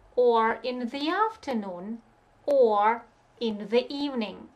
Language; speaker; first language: English; non-native, fluent; Russian